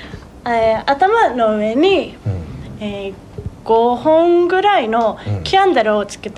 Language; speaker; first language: Japanese; non-native, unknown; Swedish